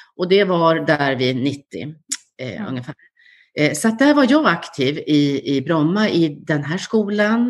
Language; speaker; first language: Swedish; native; Swedish